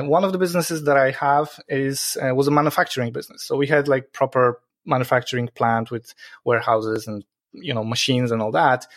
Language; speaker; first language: English; non-native, fluent; Polish